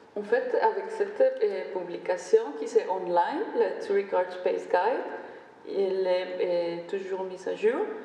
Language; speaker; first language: French; non-native, fluent; Spanish